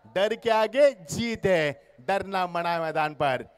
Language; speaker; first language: Hindi; non-native, local second language; Marathi